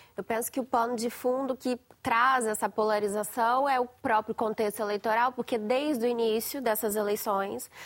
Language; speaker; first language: Portuguese; native; Portuguese